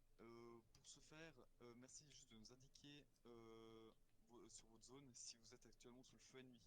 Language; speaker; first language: French; native; French